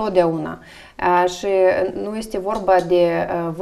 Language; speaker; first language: Romanian; non-native, learner; Russian